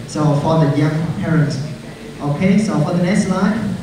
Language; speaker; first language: English; non-native, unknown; Vietnamese